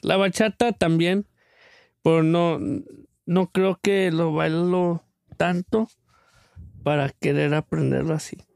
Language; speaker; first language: Spanish; early bilingual, other home language; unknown